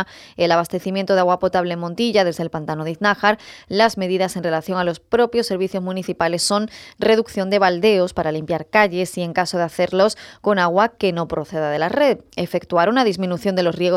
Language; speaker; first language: Spanish; native; Spanish